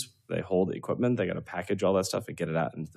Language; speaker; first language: English; native; English